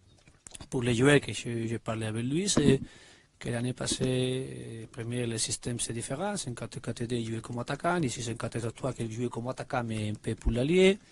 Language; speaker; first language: French; non-native, learner; Spanish